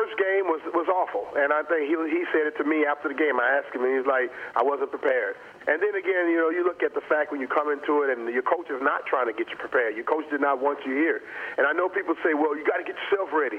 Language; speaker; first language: English; native; English